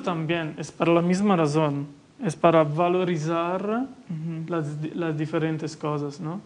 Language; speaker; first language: Spanish; non-native, fluent; Italian